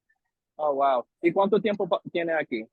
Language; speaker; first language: Spanish; early bilingual, heritage; Spanish